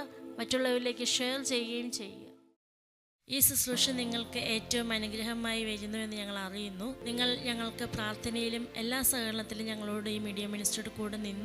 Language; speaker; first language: Malayalam; native; Malayalam